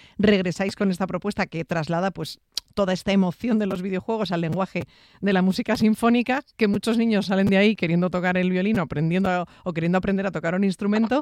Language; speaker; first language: Spanish; native; Spanish